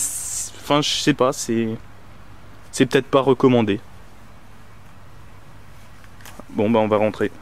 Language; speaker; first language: French; native; French